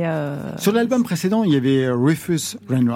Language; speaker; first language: French; native; French